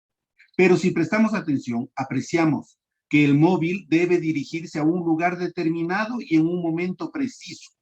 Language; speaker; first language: Spanish; native; Spanish